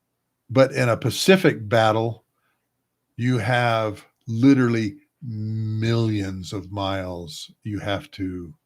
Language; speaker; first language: English; native; English